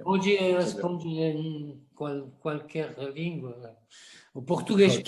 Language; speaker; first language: Portuguese; non-native, fluent; French